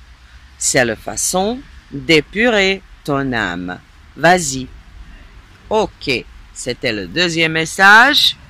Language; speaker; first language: French; non-native, fluent; Serbian